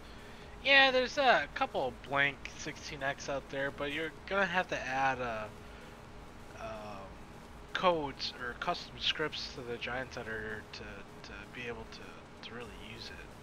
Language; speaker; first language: English; native; English